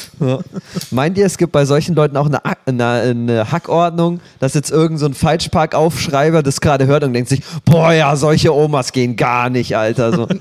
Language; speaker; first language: German; native; German